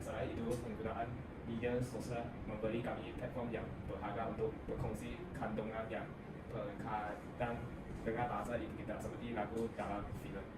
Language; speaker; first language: Malay; non-native, local second language; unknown